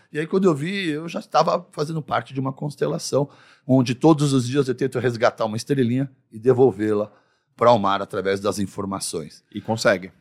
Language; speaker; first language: Portuguese; early bilingual, other home language; Arabic